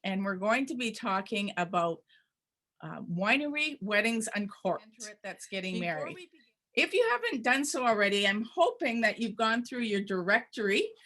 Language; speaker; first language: English; native; English